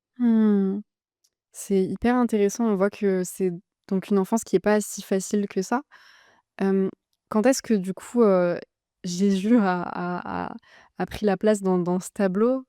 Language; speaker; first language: French; native; French